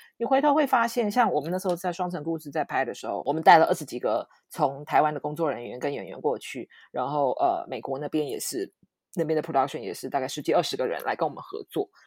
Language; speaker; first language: Chinese; native; Chinese